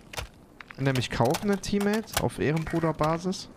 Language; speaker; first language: German; native; German